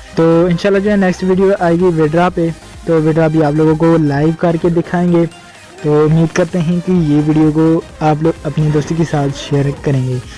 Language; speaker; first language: Urdu; non-native, local second language; Punjabi